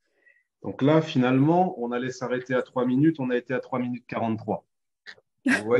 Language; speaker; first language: French; native; French